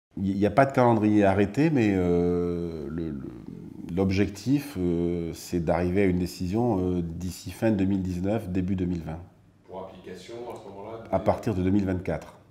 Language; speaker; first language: French; native; French